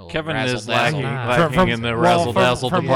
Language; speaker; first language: English; native; English